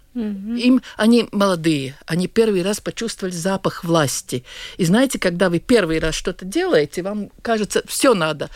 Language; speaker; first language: Russian; non-native, local second language; Latvian